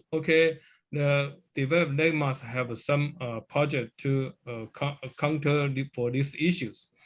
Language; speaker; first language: English; non-native, learner; Chinese